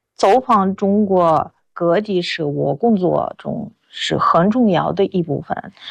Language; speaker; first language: Chinese; non-native, fluent; Russian